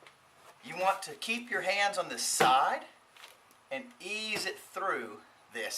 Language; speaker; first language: English; native; English